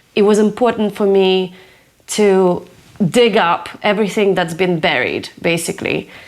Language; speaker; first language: English; non-native, fluent; Ukrainian